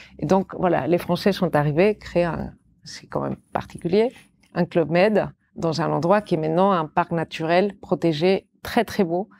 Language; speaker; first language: French; non-native, fluent; Catalan